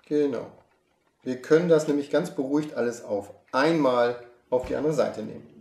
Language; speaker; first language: German; native; German